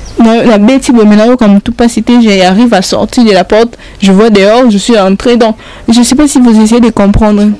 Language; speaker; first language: French; non-native, local second language; Lingala